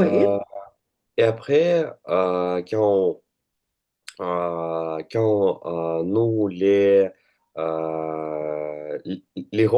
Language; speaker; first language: French; non-native, learner; Russian